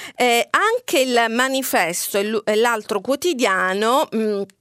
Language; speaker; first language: Italian; native; Italian